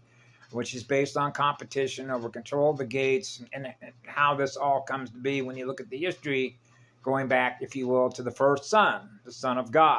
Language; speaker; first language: English; native; English